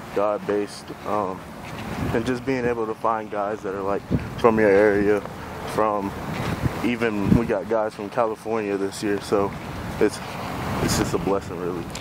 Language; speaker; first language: English; native; English